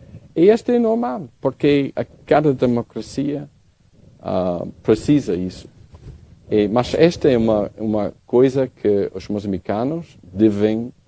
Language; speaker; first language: Portuguese; non-native, learner; English